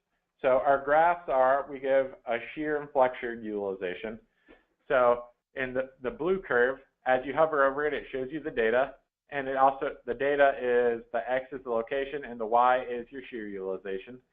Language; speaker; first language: English; native; English